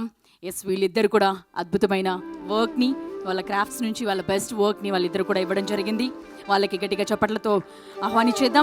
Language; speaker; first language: Telugu; native; Telugu